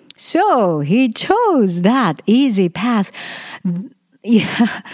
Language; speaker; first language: English; non-native, fluent; Japanese